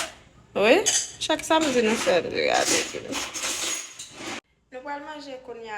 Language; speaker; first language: French; non-native, local second language; Haitian Creole